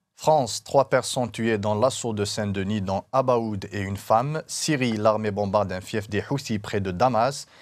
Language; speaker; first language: French; non-native, local second language; Arabic